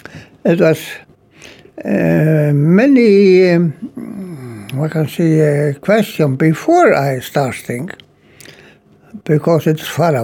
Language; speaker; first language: English; non-native, fluent; Faroese